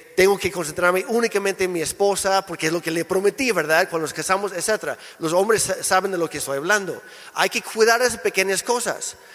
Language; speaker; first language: Spanish; non-native, fluent; English